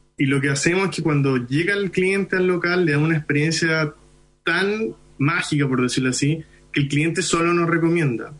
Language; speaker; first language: Spanish; early bilingual, other home language; Hindi